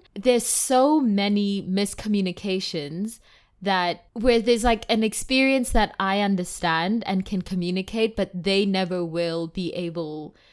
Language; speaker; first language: English; non-native, local second language; Tswana